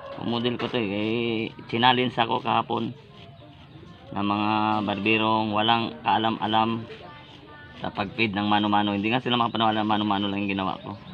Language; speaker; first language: Filipino; non-native, local second language; Cebuano